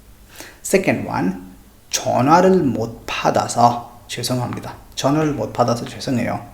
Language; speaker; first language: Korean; non-native, fluent; Hindi